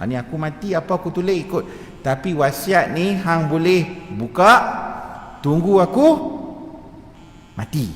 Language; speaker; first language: Malay; native; Malay